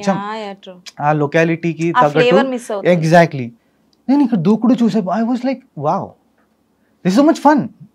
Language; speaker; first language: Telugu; non-native, fluent; Malayalam